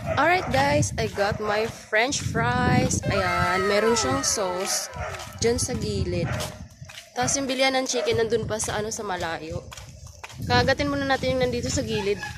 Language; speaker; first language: Filipino; native; Filipino